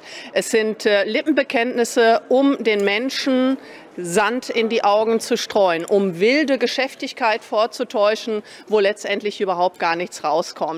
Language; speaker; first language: German; native; German